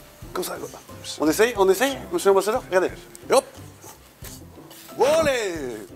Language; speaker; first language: French; native; French